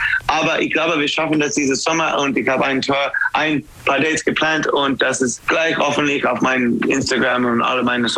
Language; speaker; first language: German; non-native, learner; English